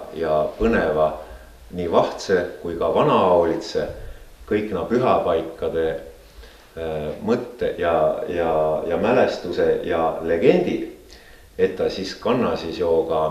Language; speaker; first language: Estonian; native; Estonian